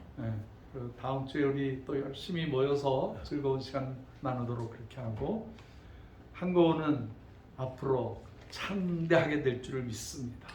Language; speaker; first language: Korean; native; Korean